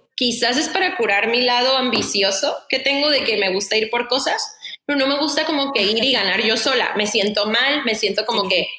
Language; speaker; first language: Spanish; native; Spanish